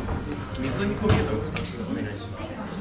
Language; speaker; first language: Japanese; native; Japanese